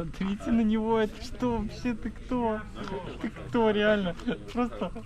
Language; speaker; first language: Russian; native; Russian